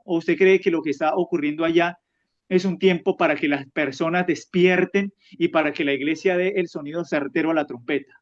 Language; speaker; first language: Spanish; native; Spanish